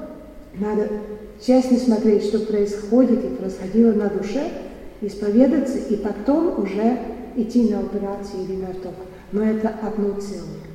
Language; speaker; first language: Russian; non-native, fluent; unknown